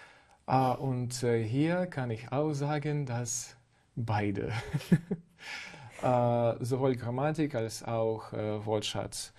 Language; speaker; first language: German; non-native, fluent; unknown